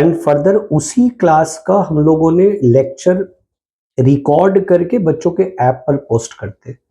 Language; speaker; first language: Hindi; native; Hindi